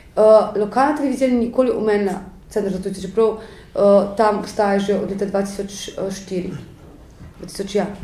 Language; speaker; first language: Slovenian; native; Slovenian